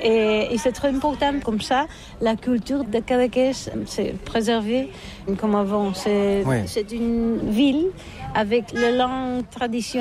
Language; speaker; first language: French; non-native, learner; Catalan